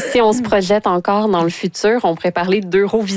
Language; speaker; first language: French; native; French